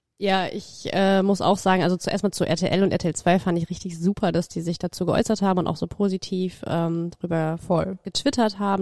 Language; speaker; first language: German; native; German